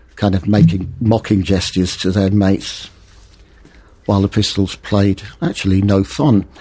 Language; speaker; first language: English; native; English